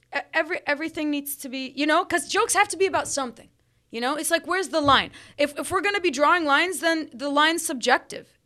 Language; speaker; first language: English; early bilingual, other home language; Arabic